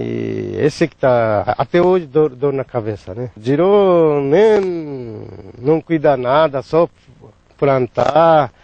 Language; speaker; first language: Portuguese; non-native, learner; Japanese